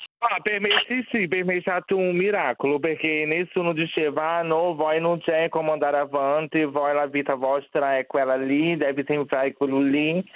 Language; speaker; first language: Italian; non-native, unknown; Portuguese